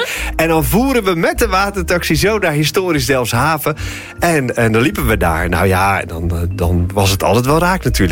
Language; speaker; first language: Dutch; native; Dutch